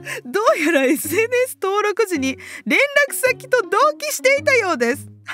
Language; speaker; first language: Japanese; native; Japanese